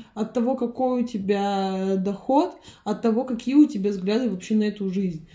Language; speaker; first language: Russian; native; Russian